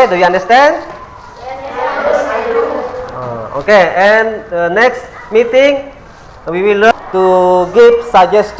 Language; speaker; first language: English; non-native, learner; Indonesian